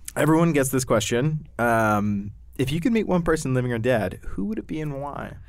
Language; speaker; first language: English; native; English